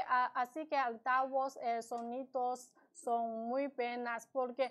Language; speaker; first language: Spanish; non-native, learner; Chinese